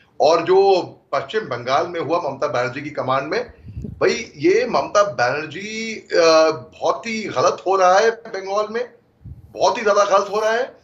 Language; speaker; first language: Hindi; native; Hindi